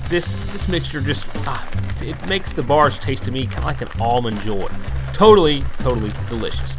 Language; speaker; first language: English; native; English